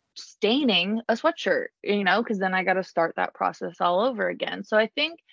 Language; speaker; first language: English; native; English